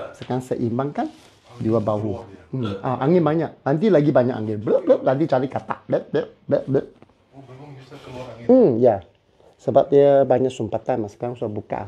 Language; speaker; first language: Malay; non-native, local second language; Chinese